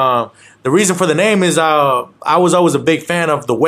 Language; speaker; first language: English; native; English